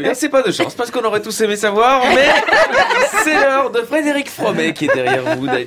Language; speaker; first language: French; native; French